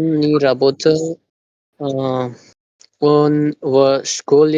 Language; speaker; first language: Russian; non-native, learner; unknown